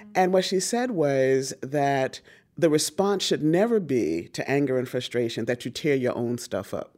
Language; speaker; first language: English; native; English